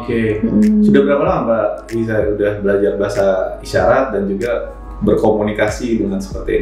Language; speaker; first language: Indonesian; native; Indonesian